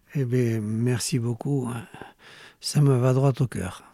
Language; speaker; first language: French; native; French